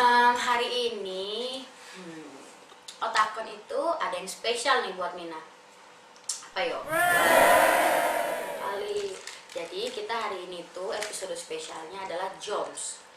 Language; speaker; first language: Indonesian; native; Indonesian